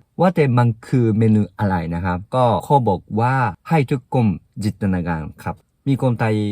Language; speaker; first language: Thai; non-native, fluent; Japanese